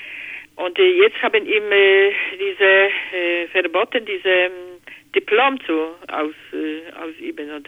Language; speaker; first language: German; non-native, learner; Polish